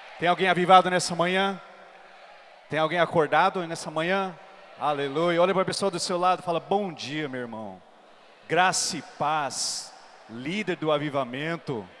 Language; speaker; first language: Portuguese; non-native, fluent; English